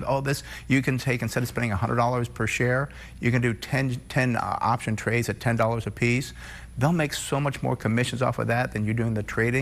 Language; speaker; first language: English; native; English